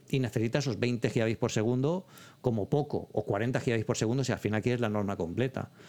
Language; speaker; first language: Spanish; native; Spanish